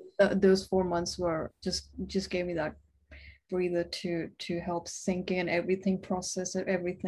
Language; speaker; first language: English; non-native, local second language; Urdu